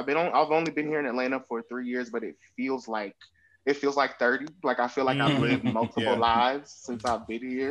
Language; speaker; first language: English; native; English